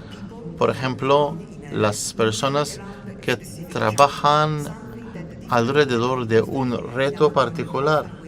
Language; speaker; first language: Spanish; non-native, fluent; Italian